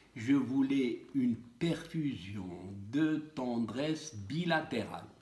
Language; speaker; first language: French; non-native, local second language; Arabic